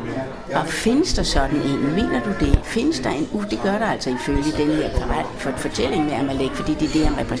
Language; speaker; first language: Danish; native; Danish